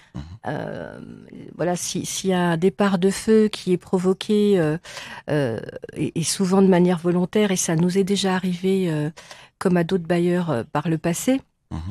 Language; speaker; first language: French; native; French